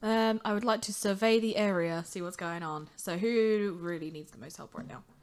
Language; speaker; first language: English; native; English